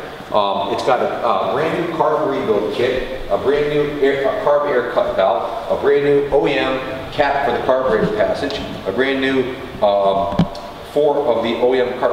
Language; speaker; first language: English; native; English